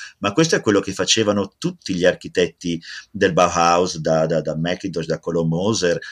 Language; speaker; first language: Italian; native; Italian